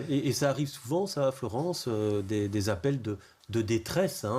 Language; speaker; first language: French; native; French